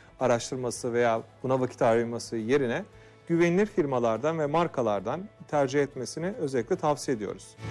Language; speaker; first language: Turkish; native; Turkish